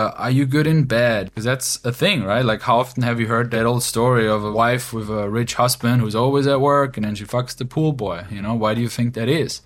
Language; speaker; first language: English; non-native, fluent; German